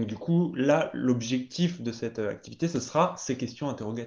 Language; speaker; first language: French; native; French